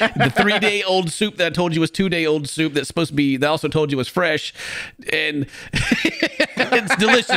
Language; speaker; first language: English; native; English